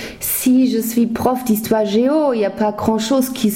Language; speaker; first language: French; non-native, fluent; German